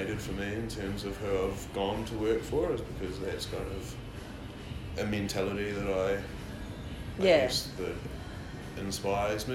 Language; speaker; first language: English; native; English